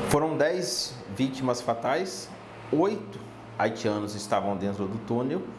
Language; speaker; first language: Portuguese; native; Portuguese